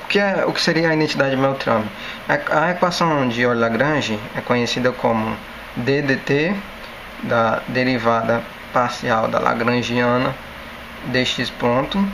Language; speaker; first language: Portuguese; native; Portuguese